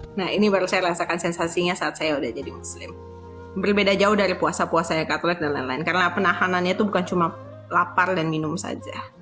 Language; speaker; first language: Indonesian; native; Indonesian